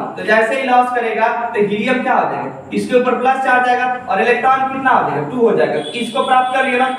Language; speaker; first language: Hindi; native; Hindi